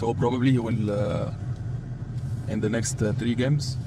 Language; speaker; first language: English; non-native, fluent; Arabic